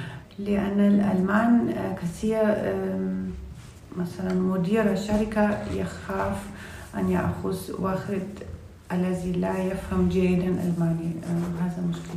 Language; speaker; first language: Arabic; non-native, learner; Russian